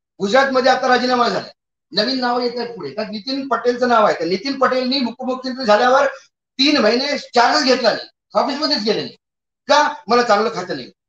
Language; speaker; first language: Marathi; native; Marathi